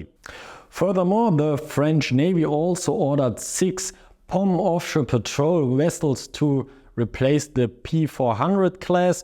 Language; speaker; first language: English; non-native, fluent; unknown